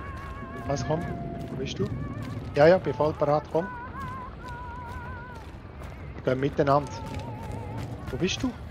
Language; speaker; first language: German; native; German